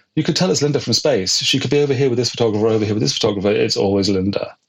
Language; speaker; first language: English; native; English